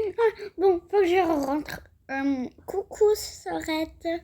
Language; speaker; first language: French; native; French